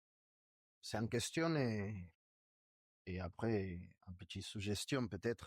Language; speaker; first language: French; non-native, fluent; Spanish